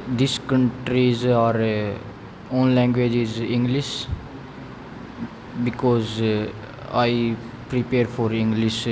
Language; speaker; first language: English; non-native, learner; Haryanvi